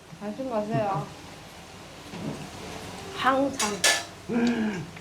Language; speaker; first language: Korean; non-native, learner; Vietnamese